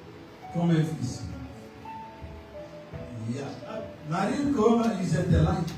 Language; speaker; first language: Dutch; non-native, learner; French